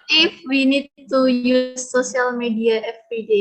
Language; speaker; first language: English; non-native, learner; Indonesian